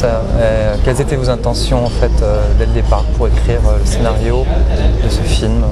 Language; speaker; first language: French; native; French